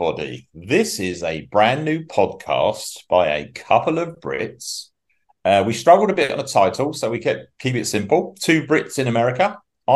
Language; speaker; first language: English; native; English